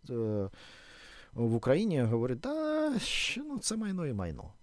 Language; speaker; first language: Ukrainian; non-native, fluent; Russian